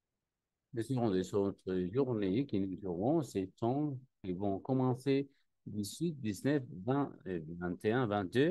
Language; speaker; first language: French; non-native, learner; Spanish